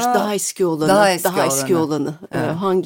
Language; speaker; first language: Turkish; native; Turkish